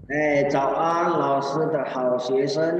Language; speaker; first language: Chinese; non-native, fluent; Indonesian